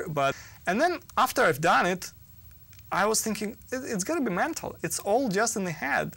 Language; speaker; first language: English; non-native, fluent; Russian